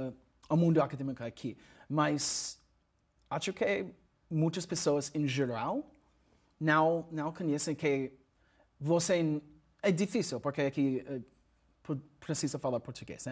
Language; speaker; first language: Portuguese; non-native, learner; English